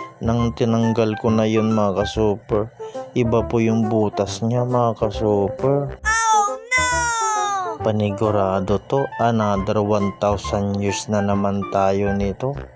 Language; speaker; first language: Filipino; non-native, local second language; Iloko